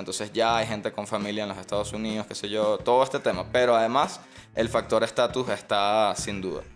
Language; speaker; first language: Spanish; native; Spanish